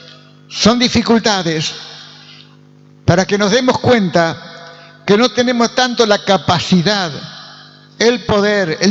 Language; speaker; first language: Spanish; native; Spanish